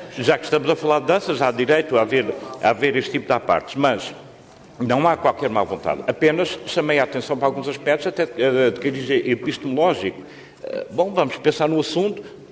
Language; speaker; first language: Portuguese; native; Portuguese